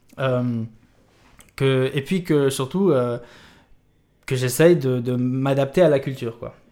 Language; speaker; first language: French; native; French